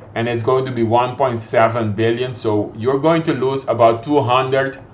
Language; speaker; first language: English; non-native, fluent; Papiamento